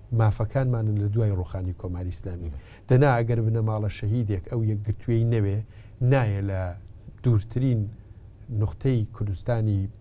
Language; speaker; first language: Central Kurdish; native; Central Kurdish